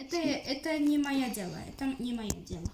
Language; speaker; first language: Russian; non-native, local second language; Uzbek